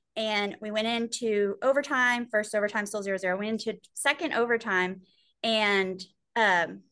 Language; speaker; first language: English; native; English